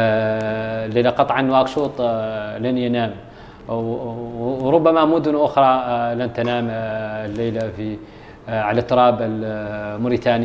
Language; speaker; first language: Arabic; native; Arabic